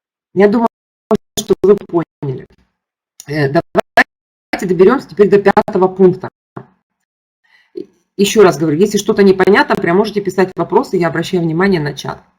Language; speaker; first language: Russian; native; Russian